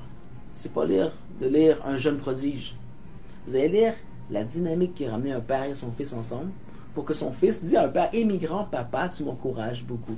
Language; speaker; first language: French; native; French